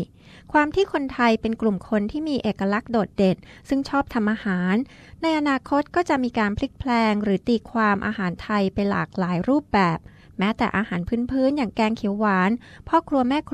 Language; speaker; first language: Thai; native; Thai